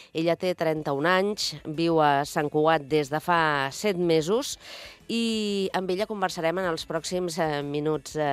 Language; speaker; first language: Catalan; native; Catalan